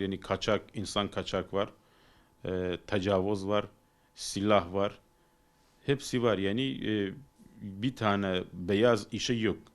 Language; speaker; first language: Turkish; non-native, learner; Persian